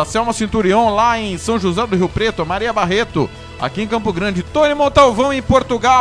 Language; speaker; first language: Portuguese; native; Portuguese